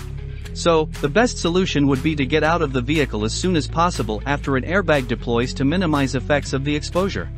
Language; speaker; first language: English; non-native, fluent; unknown